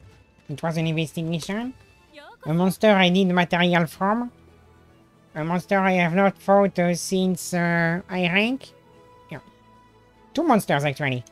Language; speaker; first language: English; non-native, fluent; French